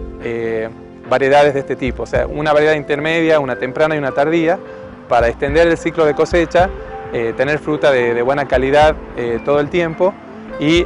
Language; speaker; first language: Spanish; native; Spanish